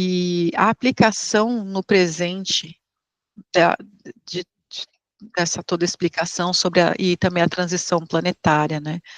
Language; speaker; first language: Portuguese; native; Portuguese